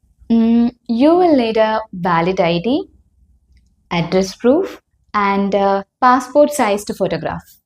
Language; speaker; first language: English; non-native, local second language; Telugu